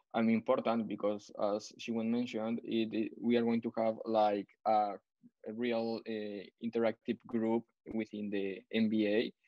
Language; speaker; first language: English; non-native, fluent; Spanish